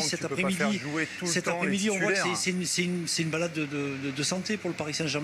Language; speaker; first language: French; native; French